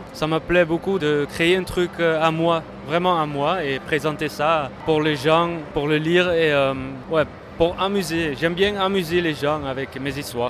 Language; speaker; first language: French; non-native, fluent; Dutch